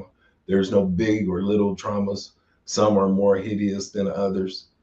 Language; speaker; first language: English; native; English